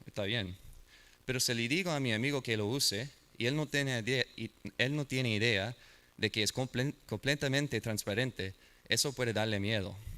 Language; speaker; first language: Spanish; non-native, learner; English